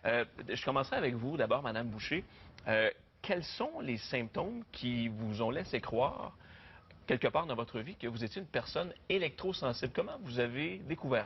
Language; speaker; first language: French; native; French